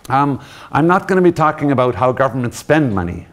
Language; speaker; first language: English; native; English